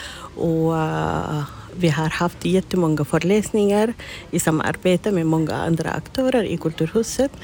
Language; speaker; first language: Swedish; non-native, fluent; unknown